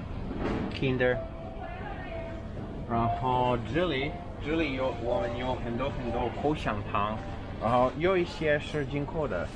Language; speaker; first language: Chinese; non-native, learner; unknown